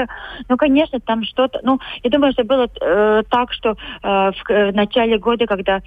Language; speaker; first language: Russian; non-native, local second language; Latvian